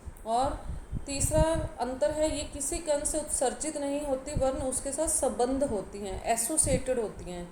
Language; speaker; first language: Hindi; native; Hindi